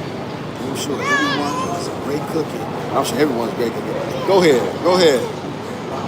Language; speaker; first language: English; native; English